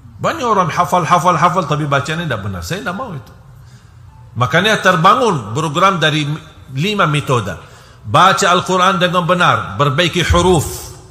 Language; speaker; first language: Indonesian; non-native, fluent; Arabic